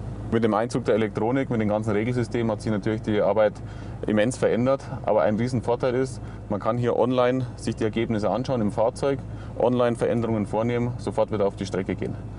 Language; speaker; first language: German; native; German